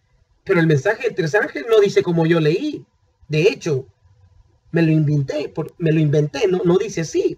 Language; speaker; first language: Spanish; native; Spanish